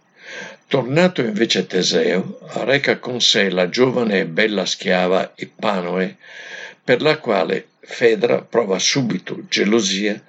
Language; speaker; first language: Italian; native; Italian